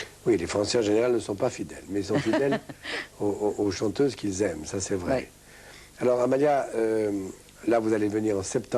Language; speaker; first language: French; native; French